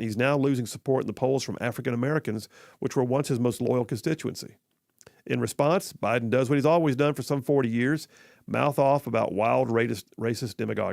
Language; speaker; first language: English; native; English